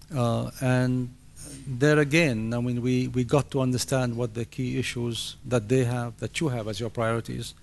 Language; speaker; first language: English; non-native, fluent; Arabic